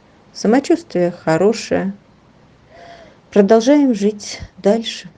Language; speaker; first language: Russian; native; Russian